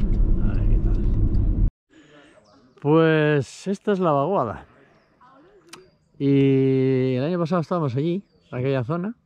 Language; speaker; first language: Spanish; native; Spanish